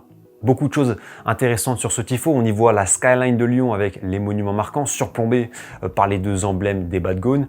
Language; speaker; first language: French; native; French